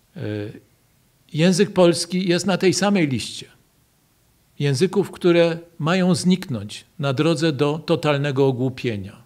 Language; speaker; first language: Polish; native; Polish